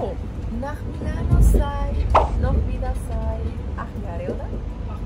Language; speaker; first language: German; non-native, learner; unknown